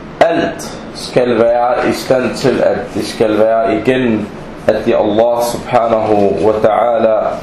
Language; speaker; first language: Danish; early bilingual, other home language; Arabic